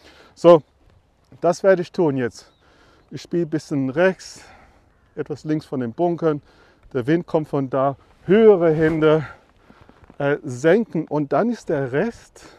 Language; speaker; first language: German; non-native, fluent; English